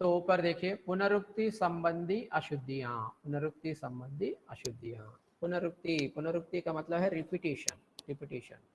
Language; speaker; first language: Hindi; non-native, local second language; Telugu